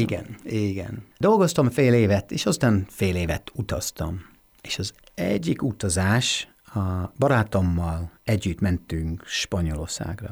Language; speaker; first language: Hungarian; non-native, fluent; English